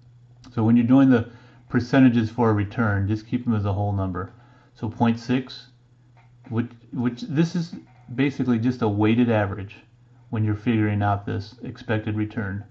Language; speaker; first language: English; native; English